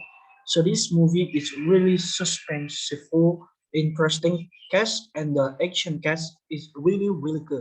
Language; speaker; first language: English; non-native, learner; Indonesian